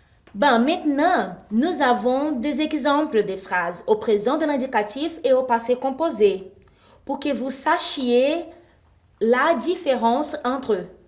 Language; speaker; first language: French; non-native, fluent; Portuguese